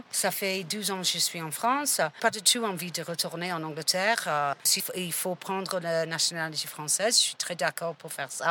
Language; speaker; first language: French; non-native, fluent; English